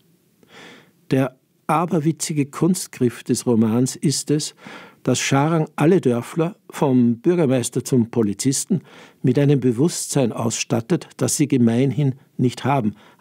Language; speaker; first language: German; native; German